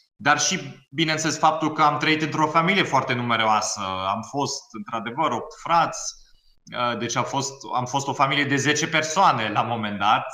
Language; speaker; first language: Romanian; non-native, fluent; German